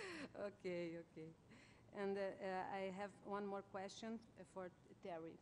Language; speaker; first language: English; non-native, learner; Portuguese